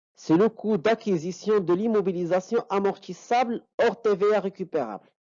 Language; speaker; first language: French; non-native, local second language; Arabic